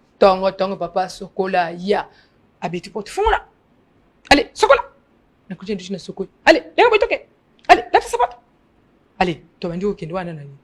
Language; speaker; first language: Lingala; non-native, local second language; Luba-Lulua